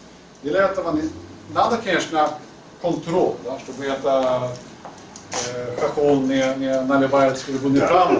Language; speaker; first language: Russian; non-native, learner; Swedish